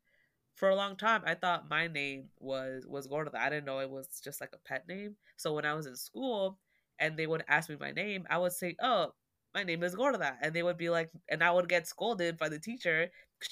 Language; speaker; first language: English; early bilingual, other home language; Spanish